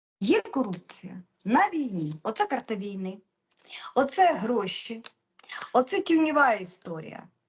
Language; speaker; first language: Ukrainian; non-native, local second language; Russian